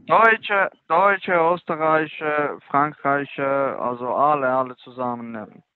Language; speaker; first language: German; non-native, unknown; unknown